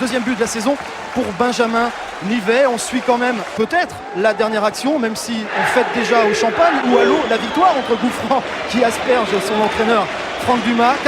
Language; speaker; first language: French; native; French